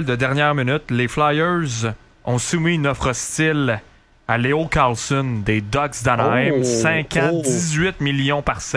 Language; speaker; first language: French; native; French